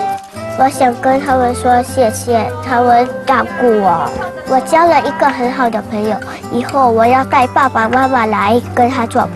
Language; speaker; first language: Chinese; early bilingual, other home language; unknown